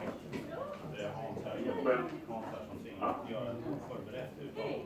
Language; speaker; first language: Swedish; native; Swedish